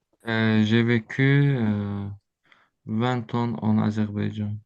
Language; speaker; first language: French; non-native, learner; Azerbaijani